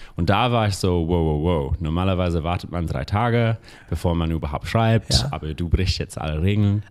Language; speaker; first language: German; non-native, fluent; English